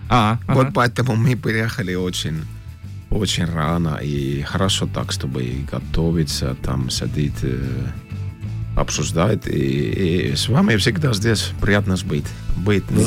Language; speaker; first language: Russian; non-native, learner; Finnish